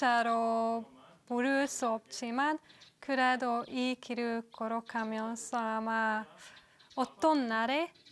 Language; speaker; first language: Korean; non-native, fluent; Hungarian